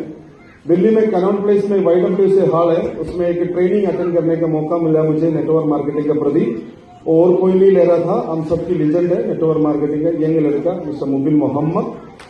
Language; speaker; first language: Hindi; non-native, local second language; Malayalam